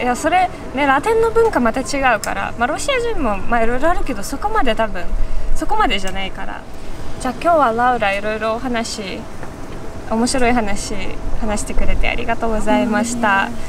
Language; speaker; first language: Japanese; non-native, fluent; Russian